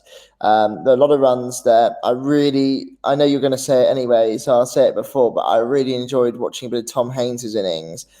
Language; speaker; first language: English; native; English